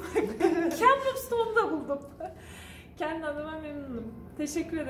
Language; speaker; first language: Turkish; native; Turkish